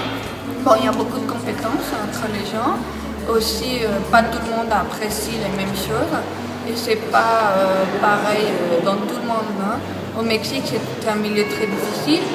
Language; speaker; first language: French; non-native, learner; Spanish